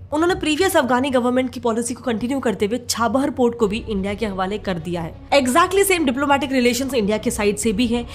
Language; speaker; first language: Hindi; native; Hindi